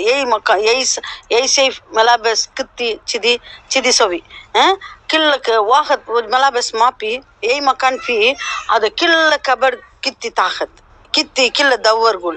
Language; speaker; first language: Arabic; non-native, learner; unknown